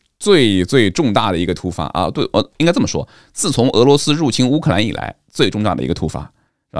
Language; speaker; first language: Chinese; native; Chinese